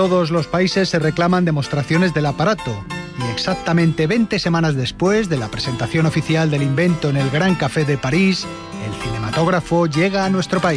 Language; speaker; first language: Spanish; native; Spanish